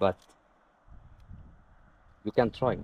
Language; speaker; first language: English; non-native, learner; Arabic